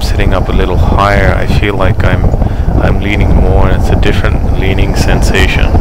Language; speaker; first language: English; native; English